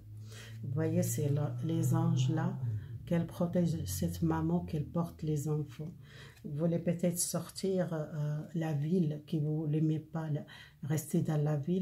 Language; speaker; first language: French; non-native, learner; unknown